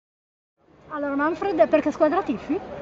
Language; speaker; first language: Italian; native; Italian